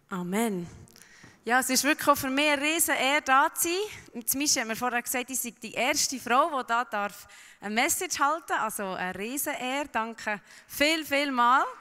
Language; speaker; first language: German; early bilingual, heritage; Swiss German